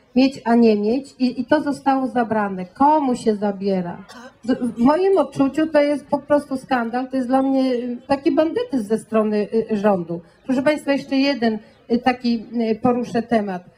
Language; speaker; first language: Polish; native; Polish